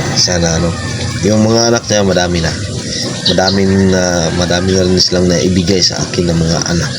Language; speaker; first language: Filipino; non-native, local second language; Cebuano